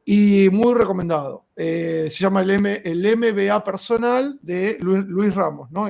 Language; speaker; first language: Spanish; native; Spanish